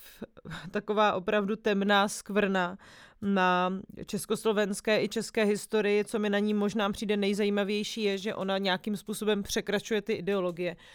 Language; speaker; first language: Czech; native; Czech